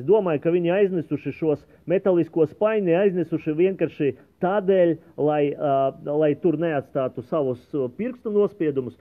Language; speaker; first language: Latvian; non-native, local second language; Russian